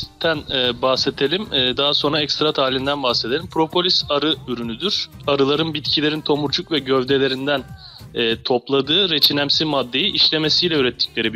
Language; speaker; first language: Turkish; native; Turkish